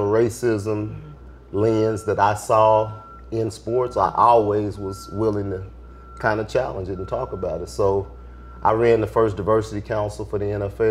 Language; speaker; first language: English; native; English